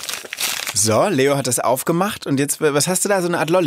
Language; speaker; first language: German; native; German